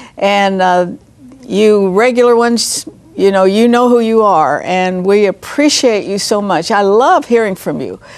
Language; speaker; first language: English; native; English